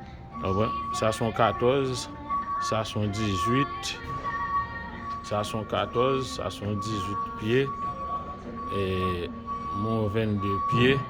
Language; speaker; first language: French; non-native, learner; Haitian Creole